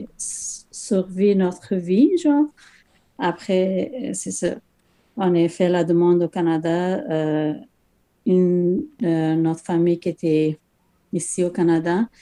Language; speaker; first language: French; non-native, learner; Persian